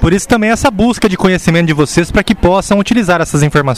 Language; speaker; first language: Portuguese; native; Portuguese